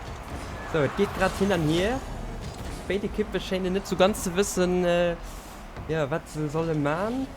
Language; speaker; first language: German; non-native, local second language; Luxembourgish